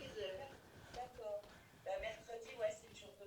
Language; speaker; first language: French; native; French